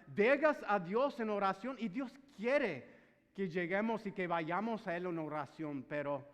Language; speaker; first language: Spanish; non-native, fluent; English